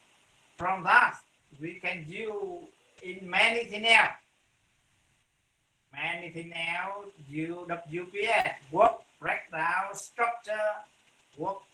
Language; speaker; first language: English; non-native, fluent; Vietnamese